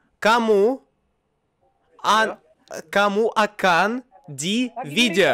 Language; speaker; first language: Indonesian; non-native, learner; Russian